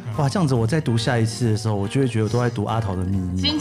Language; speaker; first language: Chinese; native; Chinese